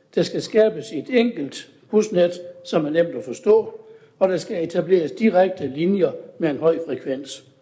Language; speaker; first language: Danish; native; Danish